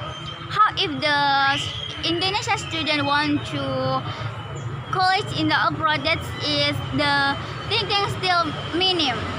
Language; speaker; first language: English; non-native, learner; Indonesian